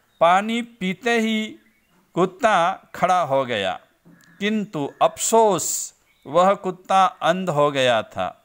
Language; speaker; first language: Hindi; non-native, local second language; Gujarati